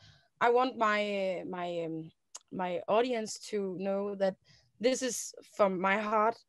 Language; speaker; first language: English; non-native, learner; Danish